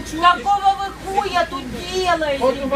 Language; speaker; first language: Russian; native; Russian